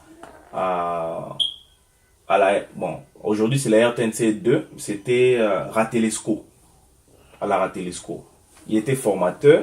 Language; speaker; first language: French; non-native, local second language; Lingala